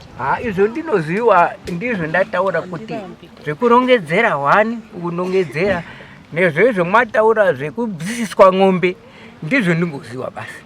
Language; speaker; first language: Shona; native; Shona